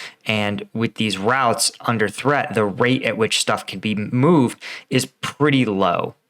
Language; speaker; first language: English; native; English